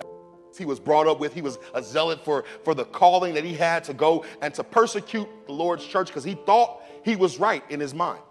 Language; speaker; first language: English; native; English